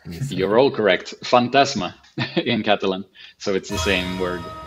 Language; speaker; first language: English; non-native, fluent; Spanish